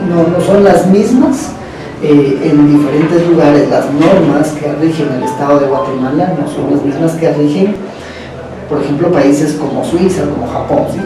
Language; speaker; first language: Spanish; native; Spanish